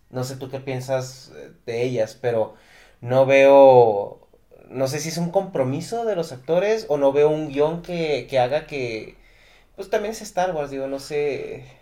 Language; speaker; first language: Spanish; native; Spanish